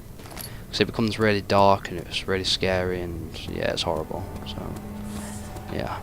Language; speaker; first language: English; native; English